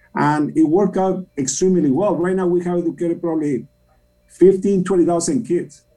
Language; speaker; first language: English; non-native, fluent; Spanish